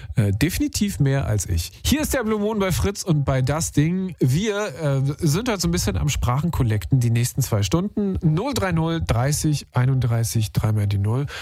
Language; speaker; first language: German; native; German